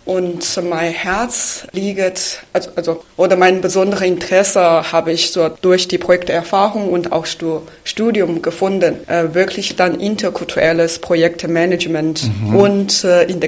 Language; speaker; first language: German; non-native, fluent; Chinese